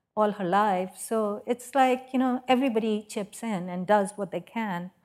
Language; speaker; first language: English; non-native, local second language; Urdu